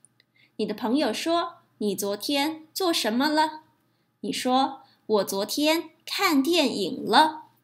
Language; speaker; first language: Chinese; non-native, fluent; English